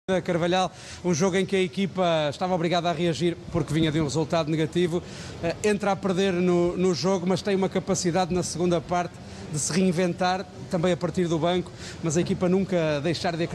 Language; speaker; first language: Portuguese; native; Portuguese